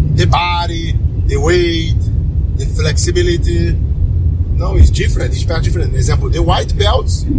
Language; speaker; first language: English; non-native, learner; Portuguese